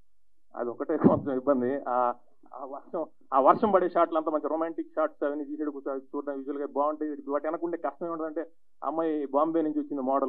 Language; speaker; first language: Telugu; native; Telugu